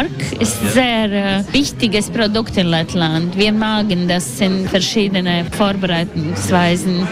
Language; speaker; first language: German; non-native, learner; Latvian